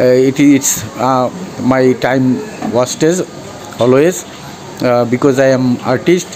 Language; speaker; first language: English; non-native, learner; Bangla